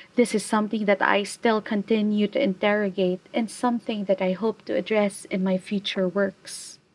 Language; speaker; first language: English; non-native, local second language; Chavacano